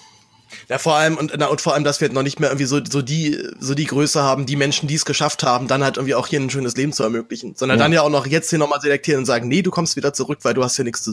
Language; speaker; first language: German; native; German